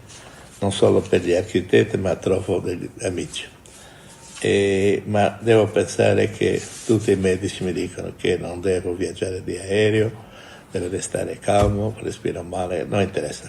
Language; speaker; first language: Italian; non-native, fluent; Portuguese